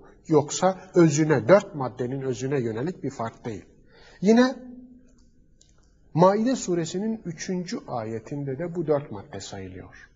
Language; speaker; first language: Turkish; native; Turkish